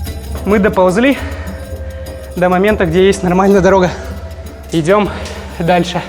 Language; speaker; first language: Russian; native; Russian